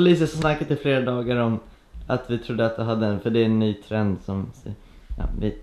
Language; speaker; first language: Swedish; native; Swedish